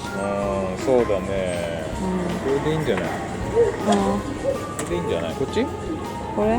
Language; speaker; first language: Turkish; non-native, fluent; Japanese